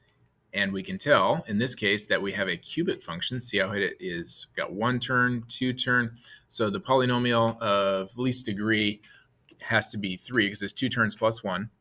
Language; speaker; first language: English; native; English